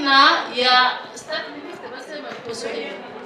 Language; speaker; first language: Swedish; non-native, fluent; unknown